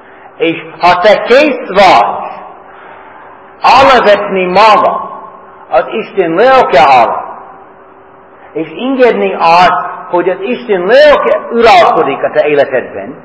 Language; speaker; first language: Hungarian; non-native, fluent; English